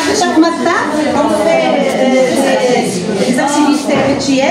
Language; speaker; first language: French; non-native, local second language; Arabic